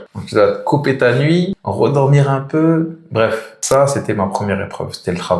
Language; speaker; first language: French; native; French